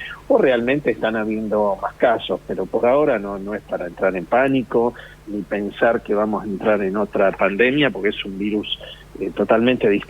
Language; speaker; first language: Spanish; native; Spanish